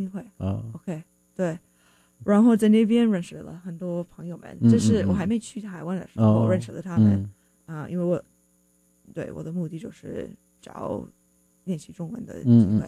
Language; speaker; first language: Chinese; non-native, fluent; English